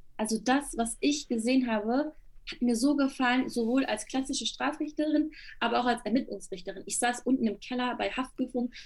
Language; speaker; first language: German; early bilingual, other home language; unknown